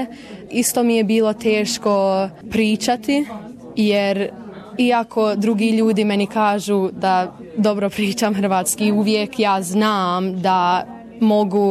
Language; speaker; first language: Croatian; early bilingual, heritage; Croatian